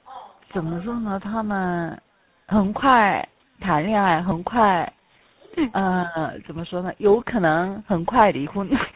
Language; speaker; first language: Chinese; non-native, fluent; Korean